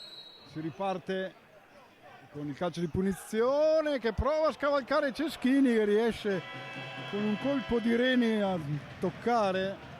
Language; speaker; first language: Italian; native; Italian